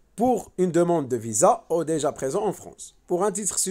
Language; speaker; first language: French; non-native, local second language; Arabic